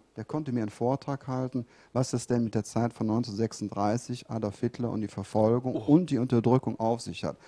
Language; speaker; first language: German; native; German